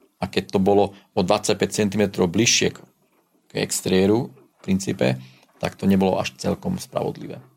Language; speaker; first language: Slovak; non-native, local second language; Hungarian